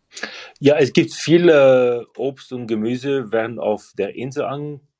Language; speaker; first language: German; non-native, learner; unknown